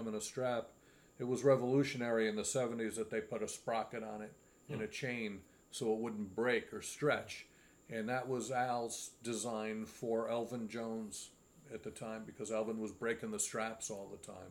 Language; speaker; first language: English; native; English